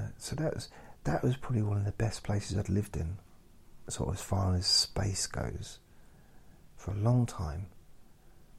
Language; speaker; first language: English; native; English